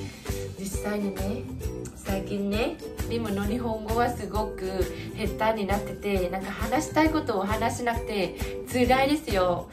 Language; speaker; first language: Japanese; non-native, fluent; Vietnamese